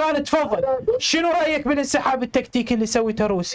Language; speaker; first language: Arabic; native; Arabic